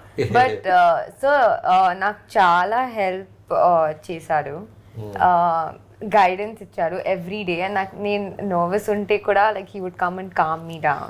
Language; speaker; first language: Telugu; non-native, local second language; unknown